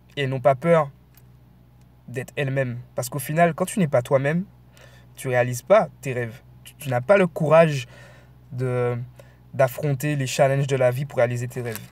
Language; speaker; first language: French; native; French